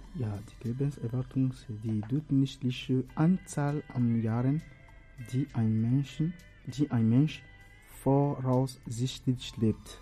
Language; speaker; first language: German; non-native, learner; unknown